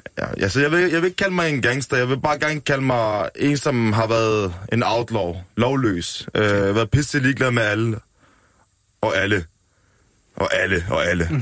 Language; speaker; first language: Danish; early bilingual, other home language; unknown